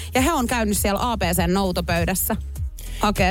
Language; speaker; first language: Finnish; native; Finnish